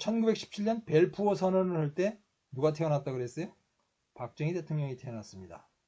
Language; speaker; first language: Korean; native; Korean